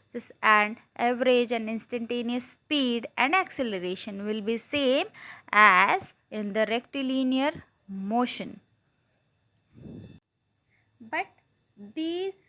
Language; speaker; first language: English; non-native, local second language; Marathi